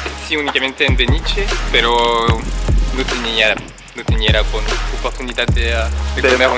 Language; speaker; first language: Spanish; non-native, learner; French